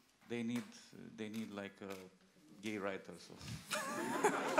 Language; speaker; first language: English; non-native, learner; Romanian